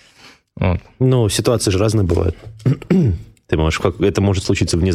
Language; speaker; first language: Russian; native; Russian